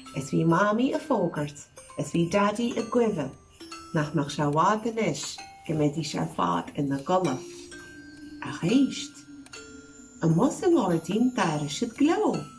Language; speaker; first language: Irish; native; Irish